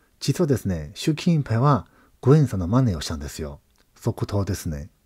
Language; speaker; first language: Japanese; non-native, fluent; Chinese